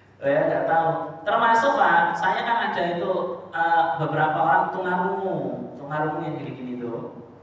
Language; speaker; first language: Indonesian; non-native, local second language; Javanese